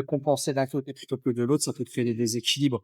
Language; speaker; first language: French; native; French